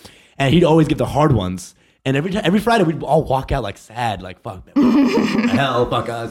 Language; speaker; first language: English; native; English